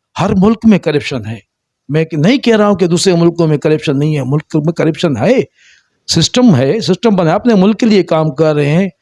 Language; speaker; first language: Urdu; non-native, local second language; Sindhi